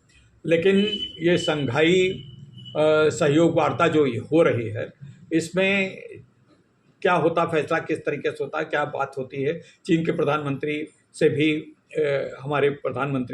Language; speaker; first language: Hindi; native; Hindi